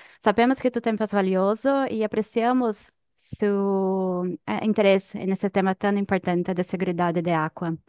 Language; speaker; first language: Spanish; non-native, fluent; Portuguese